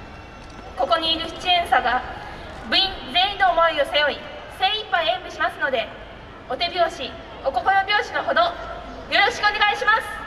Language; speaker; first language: Japanese; native; Japanese